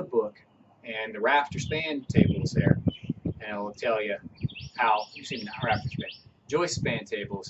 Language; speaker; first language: English; native; English